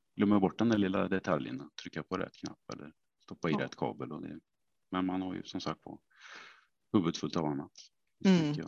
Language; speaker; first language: Swedish; native; Swedish